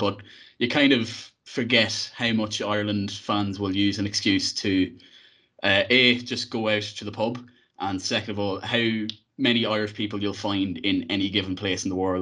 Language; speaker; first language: English; native; English